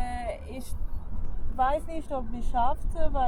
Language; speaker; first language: German; non-native, learner; French